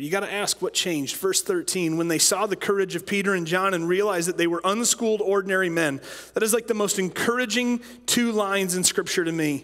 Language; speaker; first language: English; native; English